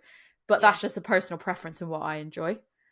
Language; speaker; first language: English; native; English